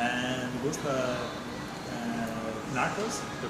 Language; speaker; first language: Spanish; non-native, learner; English